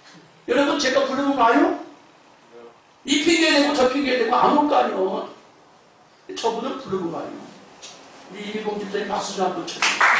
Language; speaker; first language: Korean; native; Korean